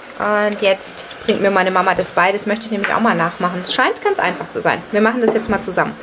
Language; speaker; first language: German; early bilingual, other home language; Italian